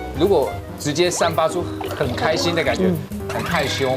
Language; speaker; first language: Chinese; native; Chinese